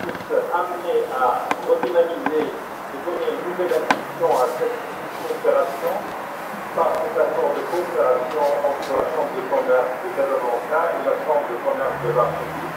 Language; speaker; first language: French; non-native, local second language; Arabic